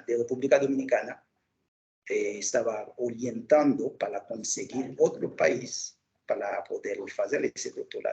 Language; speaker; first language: Portuguese; non-native, local second language; Haitian Creole